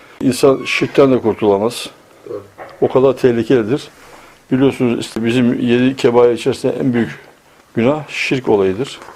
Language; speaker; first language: Turkish; native; Turkish